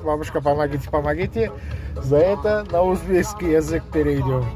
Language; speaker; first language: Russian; non-native, learner; Uzbek